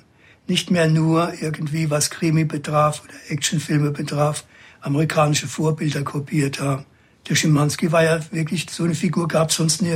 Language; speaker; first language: German; native; German